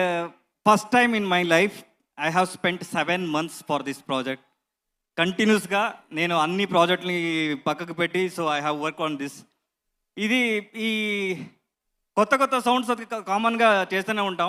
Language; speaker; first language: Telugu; non-native, learner; Kannada